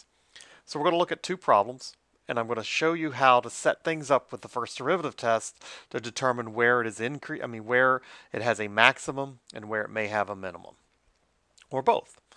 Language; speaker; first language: English; native; English